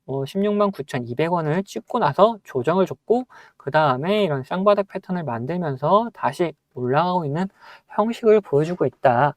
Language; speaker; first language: Korean; native; Korean